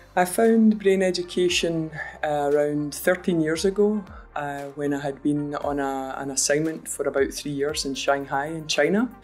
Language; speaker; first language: English; native; English